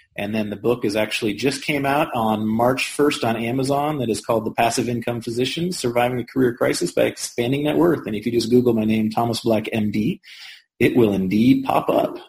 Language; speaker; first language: English; native; English